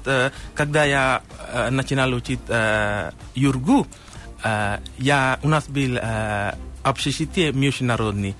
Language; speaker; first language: Russian; non-native, learner; Sinhala